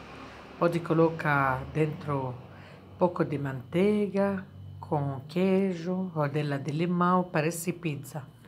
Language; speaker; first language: Portuguese; non-native, fluent; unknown